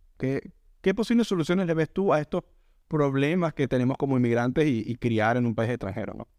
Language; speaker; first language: Spanish; native; Spanish